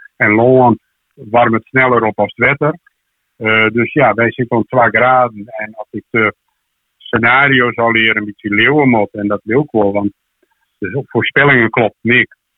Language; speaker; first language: Dutch; non-native, local second language; Western Frisian